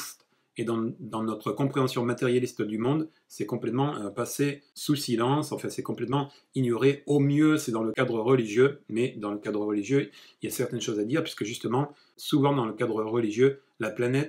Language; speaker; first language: French; native; French